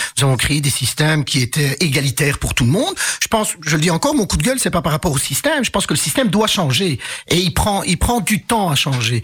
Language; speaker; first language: French; early bilingual, other home language; Arabic